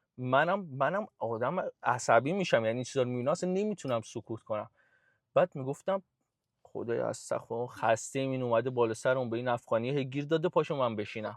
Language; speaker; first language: Persian; native; Persian